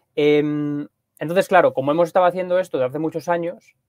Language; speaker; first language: Spanish; native; Spanish